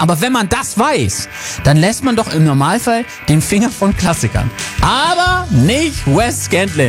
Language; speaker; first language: German; native; German